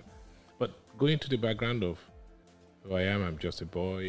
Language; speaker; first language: English; non-native, local second language; Yoruba